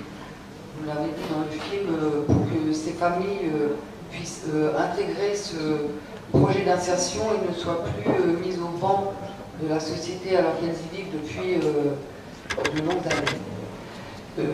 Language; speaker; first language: French; native; French